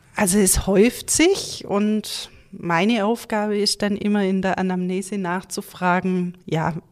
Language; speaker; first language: German; native; German